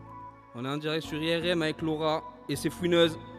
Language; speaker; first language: French; native; French